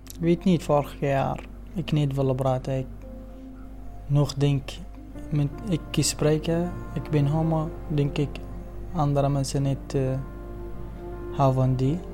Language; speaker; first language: Dutch; non-native, learner; Arabic